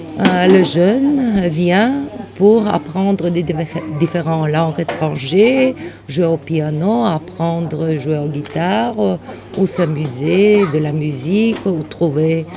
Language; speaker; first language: French; non-native, fluent; Bulgarian